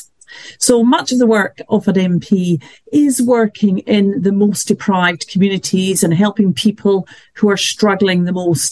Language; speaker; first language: English; native; English